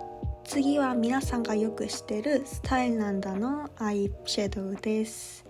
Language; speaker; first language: Japanese; non-native, fluent; Korean